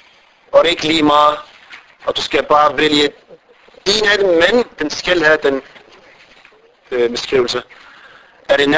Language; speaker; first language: Danish; non-native, fluent; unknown